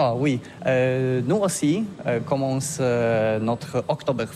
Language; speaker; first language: French; non-native, learner; Polish